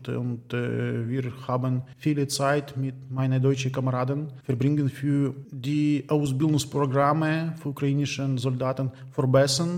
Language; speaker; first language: German; non-native, learner; Ukrainian